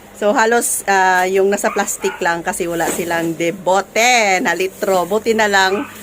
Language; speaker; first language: Filipino; non-native, local second language; Cebuano